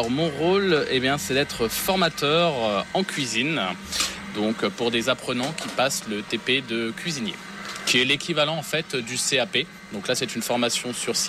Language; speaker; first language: French; native; French